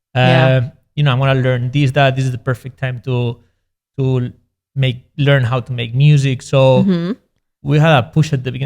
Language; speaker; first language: English; non-native, fluent; Spanish